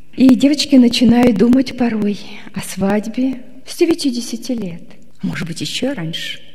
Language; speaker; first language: Russian; native; Russian